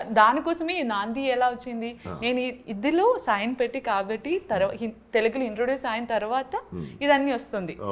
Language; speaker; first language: Telugu; non-native, learner; Malayalam